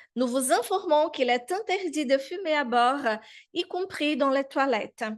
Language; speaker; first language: French; non-native, fluent; Portuguese